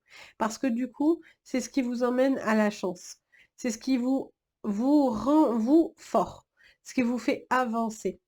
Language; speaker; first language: French; native; French